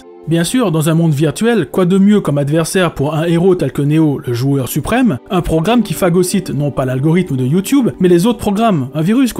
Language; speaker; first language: French; native; French